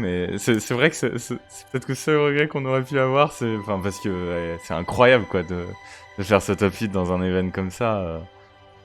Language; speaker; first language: French; native; French